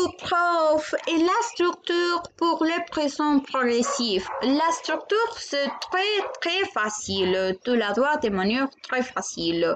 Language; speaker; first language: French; non-native, learner; Spanish